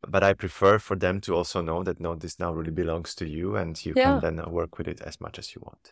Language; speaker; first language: English; non-native, fluent; Slovak